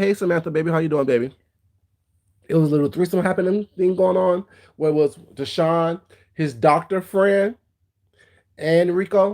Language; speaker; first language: English; native; English